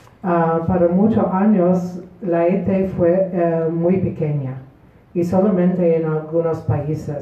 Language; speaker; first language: Spanish; non-native, fluent; Polish